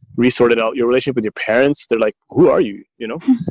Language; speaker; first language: English; native; English